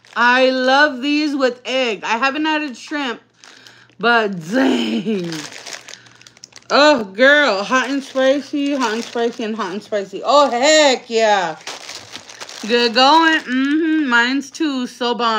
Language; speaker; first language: English; early bilingual, other home language; Spanish